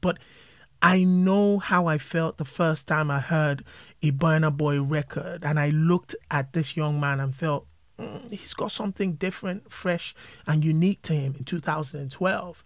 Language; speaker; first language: English; non-native, local second language; Yoruba